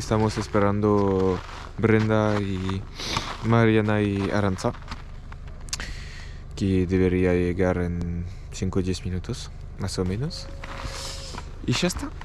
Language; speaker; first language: Spanish; non-native, learner; French